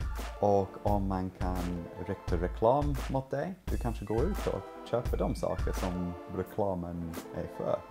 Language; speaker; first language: Swedish; non-native, fluent; English